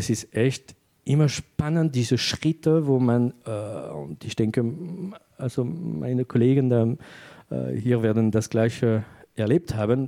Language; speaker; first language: German; non-native, fluent; French